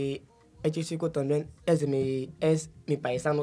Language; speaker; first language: Spanish; non-native, fluent; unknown